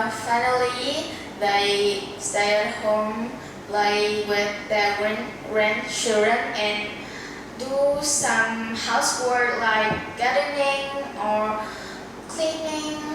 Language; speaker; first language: English; non-native, learner; Vietnamese